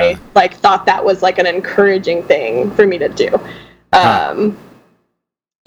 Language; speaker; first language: English; native; English